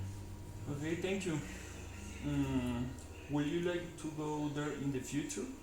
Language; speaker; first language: English; non-native, learner; Spanish